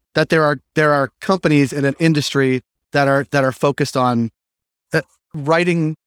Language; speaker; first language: English; native; English